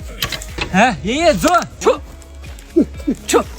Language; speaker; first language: Chinese; non-native, local second language; Uyghur